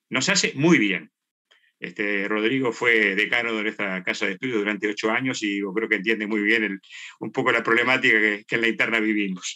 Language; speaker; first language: Spanish; native; Spanish